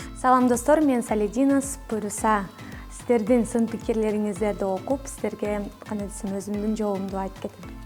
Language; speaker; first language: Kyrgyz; native; Kyrgyz